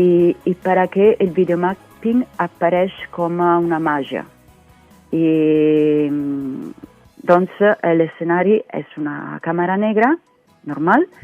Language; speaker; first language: Catalan; non-native, fluent; Italian